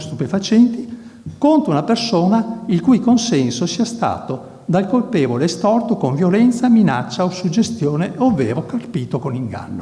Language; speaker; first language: Italian; native; Italian